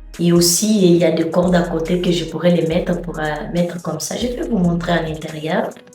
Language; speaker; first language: French; non-native, fluent; Portuguese